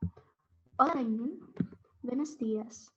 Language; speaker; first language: Spanish; non-native, learner; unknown